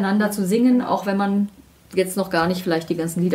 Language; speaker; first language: German; native; German